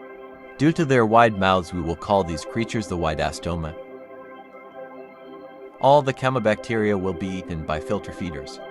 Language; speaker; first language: English; native; English